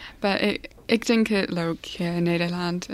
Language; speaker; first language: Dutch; non-native, learner; English